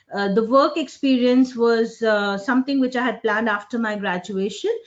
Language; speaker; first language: English; non-native, local second language; Hindi